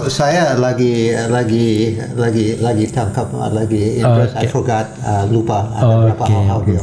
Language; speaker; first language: Indonesian; non-native, fluent; English